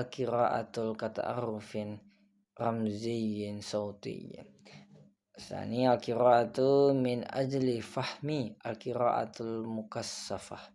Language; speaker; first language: Arabic; non-native, learner; Indonesian